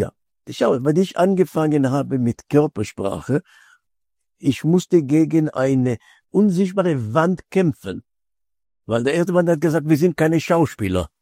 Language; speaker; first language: German; non-native, fluent; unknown